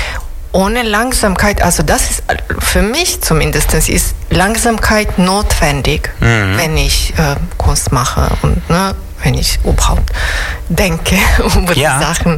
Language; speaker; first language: German; non-native, fluent; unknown